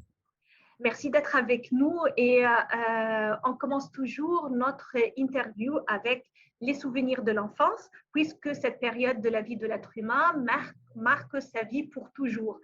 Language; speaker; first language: French; non-native, fluent; Arabic